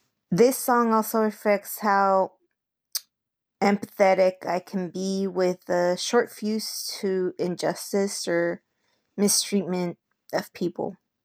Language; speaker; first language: English; early bilingual, other home language; Spanish